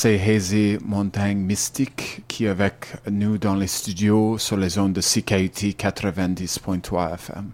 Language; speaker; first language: French; non-native, learner; English